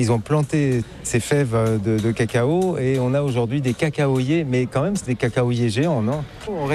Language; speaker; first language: French; native; French